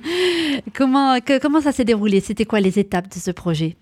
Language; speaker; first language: French; native; French